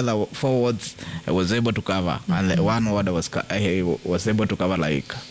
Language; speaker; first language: English; non-native, local second language; Kikuyu